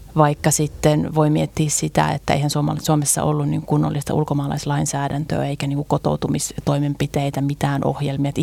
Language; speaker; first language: Finnish; early bilingual, other home language; Russian